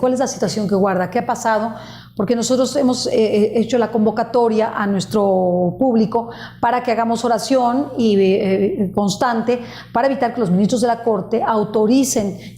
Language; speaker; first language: Spanish; native; Spanish